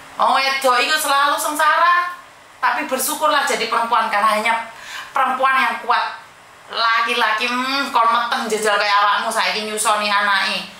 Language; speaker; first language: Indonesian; non-native, local second language; Javanese